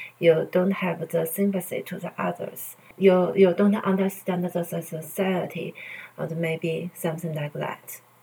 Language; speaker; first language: English; non-native, learner; Chinese